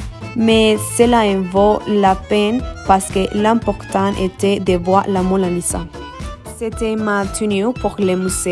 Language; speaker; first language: French; non-native, learner; Spanish